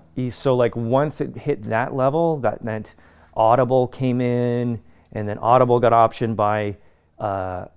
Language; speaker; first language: English; native; English